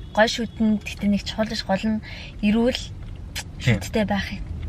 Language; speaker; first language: Mongolian; native; Mongolian